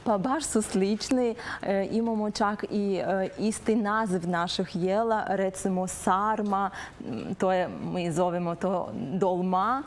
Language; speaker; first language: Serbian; non-native, learner; Azerbaijani